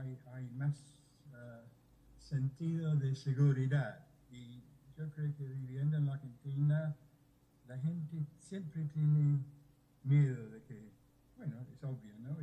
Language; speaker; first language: Spanish; non-native, fluent; English